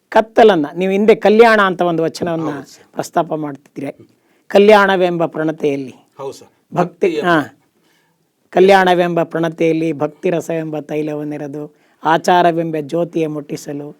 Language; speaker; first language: Kannada; native; Kannada